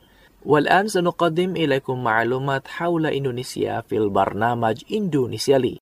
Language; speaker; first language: Arabic; non-native, fluent; Indonesian